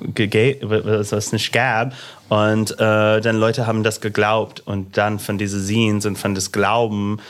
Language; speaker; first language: German; non-native, fluent; English